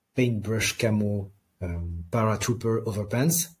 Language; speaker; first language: English; non-native, fluent; French